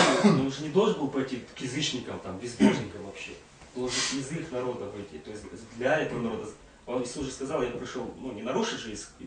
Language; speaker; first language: Russian; native; Russian